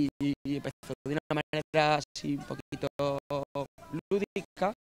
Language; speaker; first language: Spanish; native; Spanish